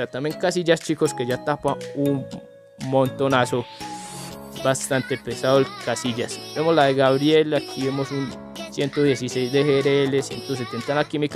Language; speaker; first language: Spanish; native; Spanish